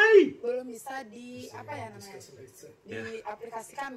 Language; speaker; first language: Indonesian; native; Indonesian